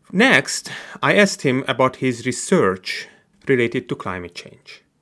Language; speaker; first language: English; non-native, fluent; Hungarian